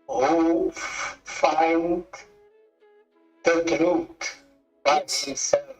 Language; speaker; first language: English; non-native, learner; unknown